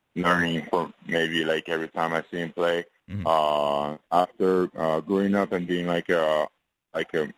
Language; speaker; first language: English; non-native, fluent; French